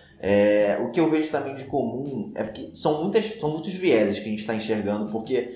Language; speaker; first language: Portuguese; native; Portuguese